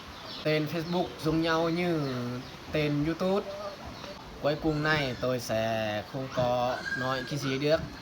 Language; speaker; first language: Vietnamese; non-native, fluent; Lao